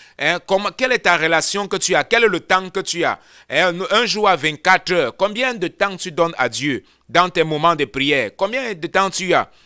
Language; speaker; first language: French; non-native, local second language; Lingala